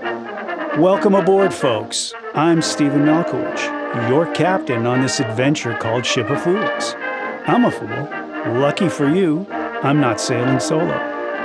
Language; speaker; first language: English; native; English